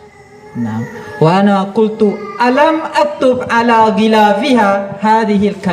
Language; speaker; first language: Arabic; non-native, fluent; Indonesian